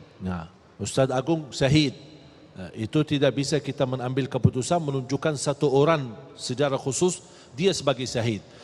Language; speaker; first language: Malay; non-native, fluent; Arabic